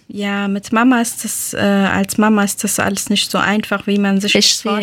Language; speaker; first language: German; early bilingual, other home language; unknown